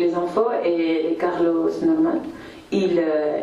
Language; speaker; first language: French; non-native, fluent; Spanish